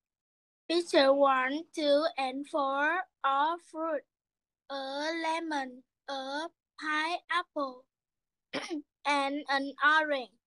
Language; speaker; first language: English; non-native, learner; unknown